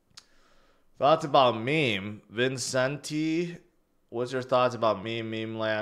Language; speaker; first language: English; native; English